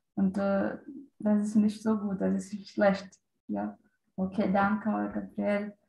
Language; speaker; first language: German; non-native, learner; Portuguese